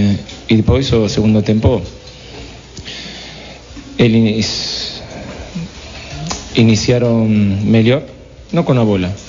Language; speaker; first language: Portuguese; non-native, fluent; Spanish